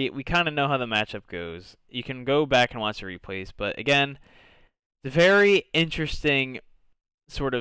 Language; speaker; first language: English; native; English